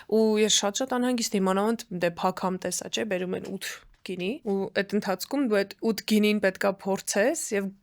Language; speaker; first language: Armenian; early bilingual, heritage; Armenian